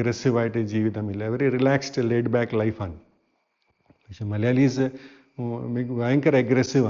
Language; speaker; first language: Malayalam; non-native, fluent; Hindi